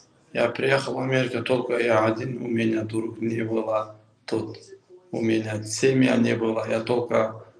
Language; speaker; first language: Russian; non-native, local second language; Kyrgyz